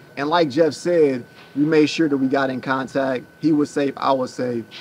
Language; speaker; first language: English; native; English